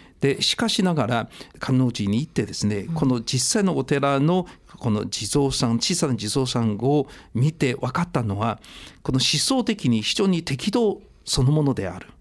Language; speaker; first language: Japanese; non-native, fluent; Chinese